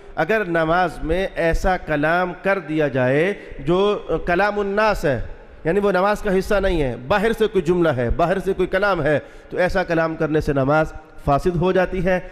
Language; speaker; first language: Urdu; non-native, local second language; Punjabi